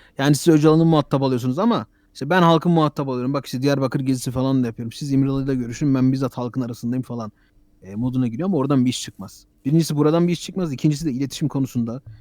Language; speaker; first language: Turkish; early bilingual, heritage; Turkish